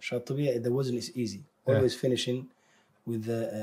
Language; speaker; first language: English; non-native, fluent; Somali